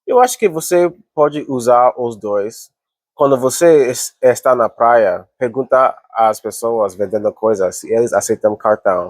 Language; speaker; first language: Portuguese; non-native, learner; English